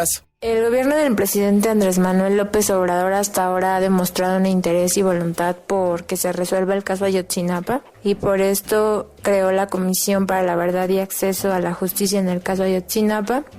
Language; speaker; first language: Spanish; native; Spanish